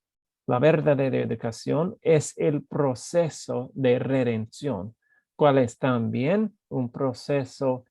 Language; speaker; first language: Spanish; non-native, fluent; English